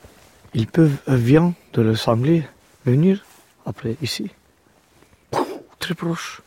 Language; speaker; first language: French; non-native, learner; Romanian